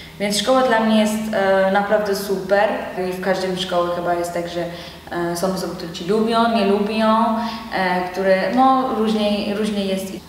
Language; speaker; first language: Polish; non-native, learner; Persian